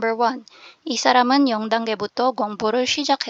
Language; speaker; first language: Korean; non-native, fluent; Filipino